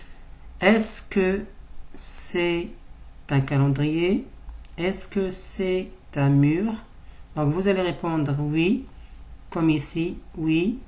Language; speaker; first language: French; non-native, local second language; Arabic